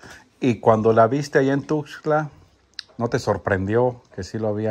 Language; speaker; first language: Spanish; native; Spanish